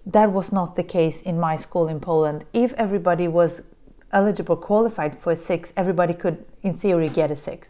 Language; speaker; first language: English; early bilingual, other home language; Polish